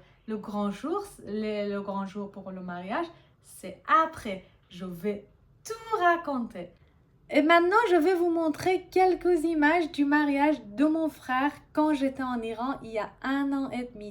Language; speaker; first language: French; non-native, fluent; Persian